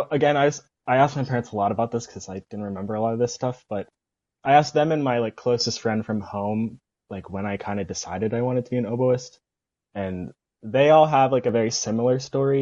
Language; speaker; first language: English; native; English